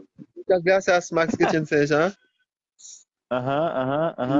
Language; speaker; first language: Spanish; non-native, fluent; Haitian Creole